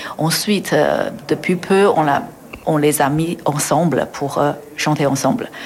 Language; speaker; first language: French; non-native, fluent; Chinese